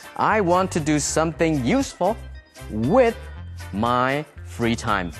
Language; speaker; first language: English; non-native, fluent; Chinese